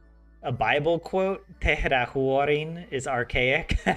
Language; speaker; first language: Finnish; non-native, learner; English